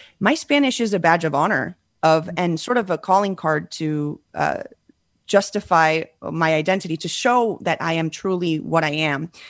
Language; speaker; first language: English; early bilingual, other home language; Spanish